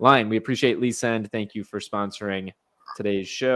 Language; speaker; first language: English; native; English